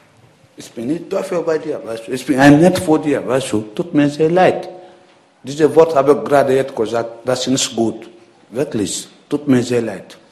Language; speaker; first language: German; non-native, learner; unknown